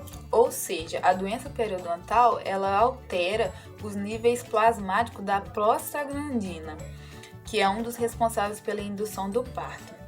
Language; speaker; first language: Portuguese; native; Portuguese